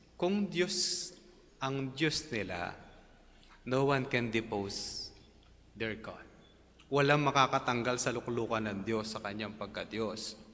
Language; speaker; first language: Filipino; non-native, local second language; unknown